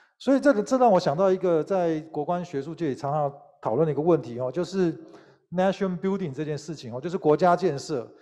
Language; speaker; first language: Chinese; native; Chinese